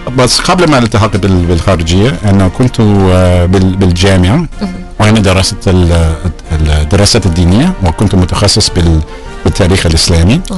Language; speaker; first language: Arabic; non-native, fluent; English